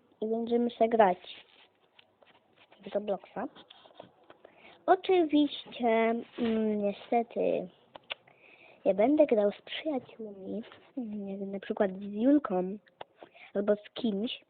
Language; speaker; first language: Polish; native; Polish